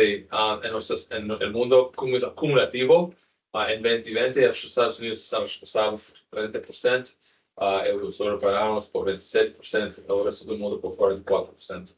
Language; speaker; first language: Spanish; non-native, learner; English